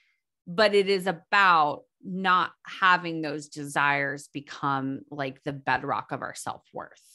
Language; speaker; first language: English; native; English